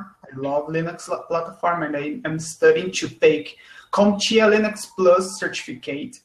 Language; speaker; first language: English; non-native, learner; Portuguese